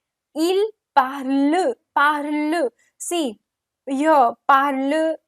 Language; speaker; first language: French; non-native, fluent; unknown